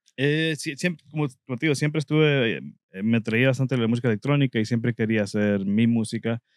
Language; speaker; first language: Spanish; native; Spanish